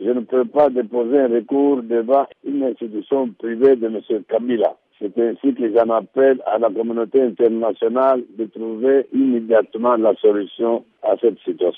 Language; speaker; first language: French; non-native, local second language; Lingala